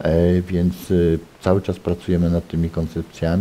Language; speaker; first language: Polish; native; Polish